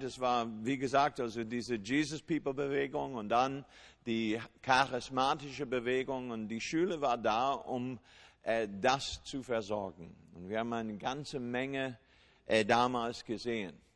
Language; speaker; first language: German; non-native, fluent; English